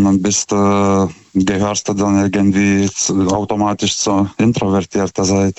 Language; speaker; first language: German; non-native, fluent; Lithuanian